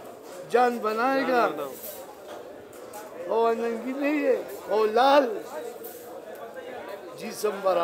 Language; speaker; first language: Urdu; non-native, local second language; Pashto